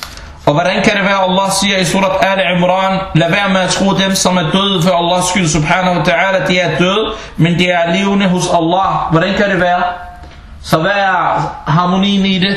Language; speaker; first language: Danish; early bilingual, other home language; Arabic